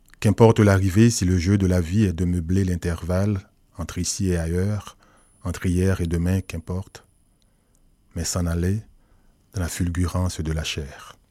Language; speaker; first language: French; non-native, local second language; Haitian Creole